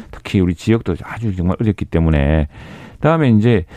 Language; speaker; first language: Korean; native; Korean